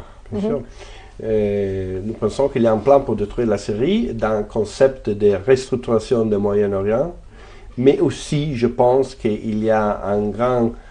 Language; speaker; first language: French; non-native, fluent; Italian